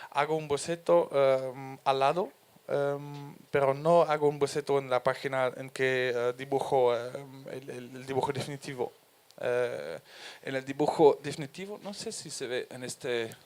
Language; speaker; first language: Spanish; non-native, fluent; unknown